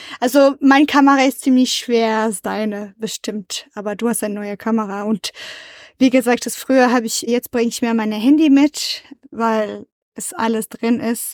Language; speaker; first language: German; non-native, learner; French